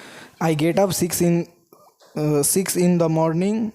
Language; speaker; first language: English; non-native, learner; Hindi